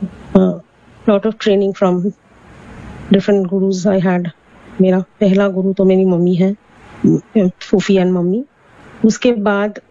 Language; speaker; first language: Hindi; non-native, local second language; Bangla